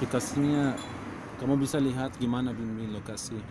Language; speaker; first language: Indonesian; non-native, learner; Turkish